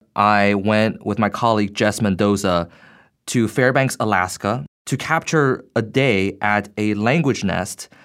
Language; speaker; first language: English; non-native, fluent; Chinese